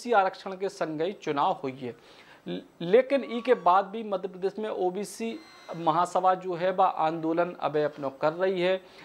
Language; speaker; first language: Hindi; native; Hindi